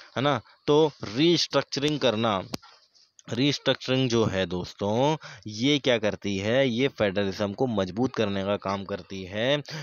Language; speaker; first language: Hindi; native; Hindi